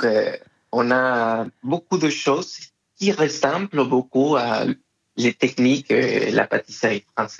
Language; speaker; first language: French; non-native, fluent; Spanish